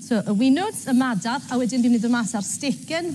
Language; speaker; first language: Welsh; native; Welsh